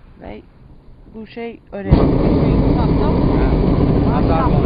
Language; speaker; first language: Turkish; non-native, learner; Spanish